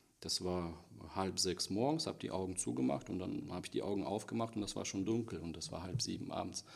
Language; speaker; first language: German; non-native, fluent; Russian